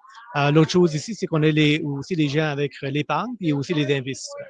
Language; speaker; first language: French; native; French